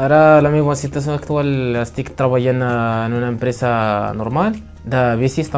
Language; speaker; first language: Catalan; non-native, learner; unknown